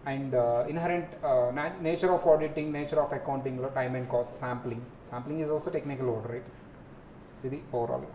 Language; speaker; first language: English; non-native, local second language; Telugu